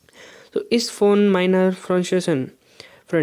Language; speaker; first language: German; non-native, learner; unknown